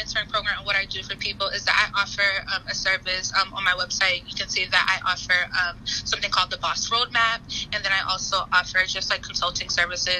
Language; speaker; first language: English; native; English